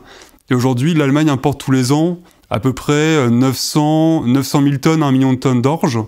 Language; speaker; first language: French; native; French